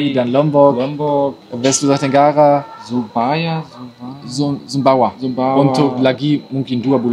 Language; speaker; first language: Indonesian; non-native, learner; German